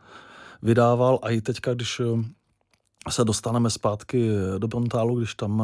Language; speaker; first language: Czech; native; Czech